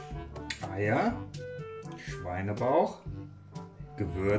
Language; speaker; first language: German; native; German